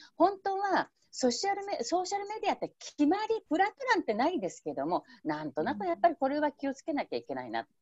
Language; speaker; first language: Japanese; native; Japanese